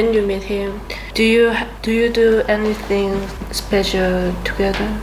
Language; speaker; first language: English; non-native, learner; Korean